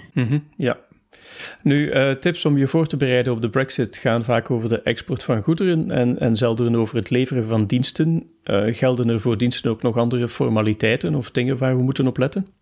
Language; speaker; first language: Dutch; native; Dutch